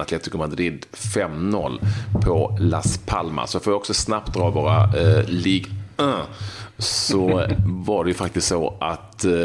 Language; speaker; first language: Swedish; native; Swedish